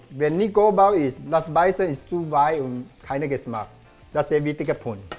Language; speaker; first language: German; non-native, learner; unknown